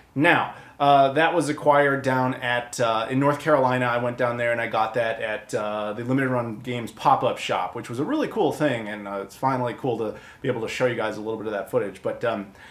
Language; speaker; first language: English; native; English